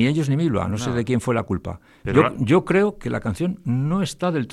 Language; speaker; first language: Spanish; native; Spanish